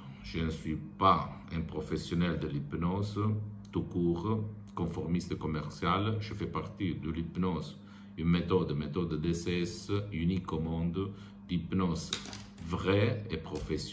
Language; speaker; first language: French; non-native, fluent; Italian